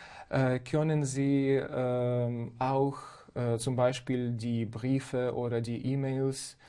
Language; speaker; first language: German; non-native, fluent; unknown